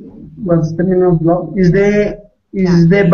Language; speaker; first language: English; non-native, learner; Spanish